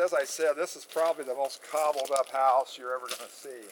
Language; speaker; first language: English; native; English